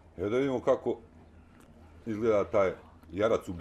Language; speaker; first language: Bosnian; native; Bosnian